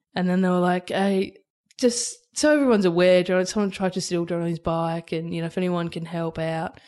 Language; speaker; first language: English; native; English